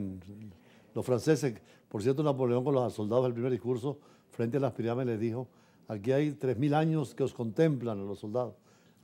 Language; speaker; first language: Spanish; native; Spanish